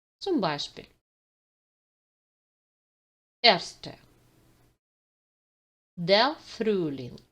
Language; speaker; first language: German; non-native, fluent; Ukrainian